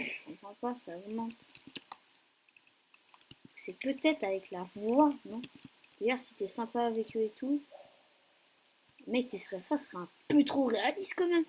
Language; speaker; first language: French; native; French